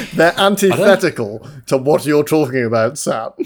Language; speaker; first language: English; native; English